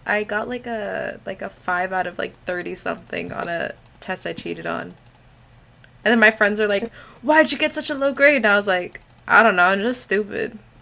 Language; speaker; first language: English; early bilingual, other home language; Spanish